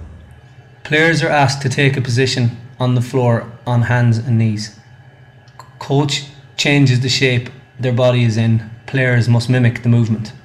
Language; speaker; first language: English; native; English